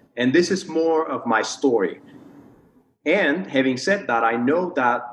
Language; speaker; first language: English; non-native, fluent; Bulgarian